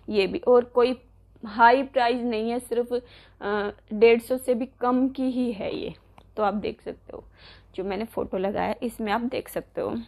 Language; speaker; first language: Hindi; native; Hindi